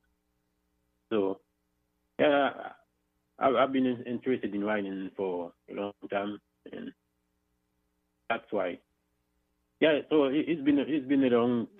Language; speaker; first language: English; non-native, fluent; Haitian Creole